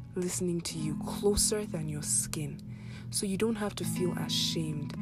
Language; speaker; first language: English; non-native, local second language; Yoruba